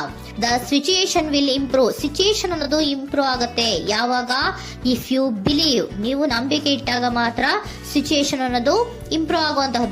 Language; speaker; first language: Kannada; native; Kannada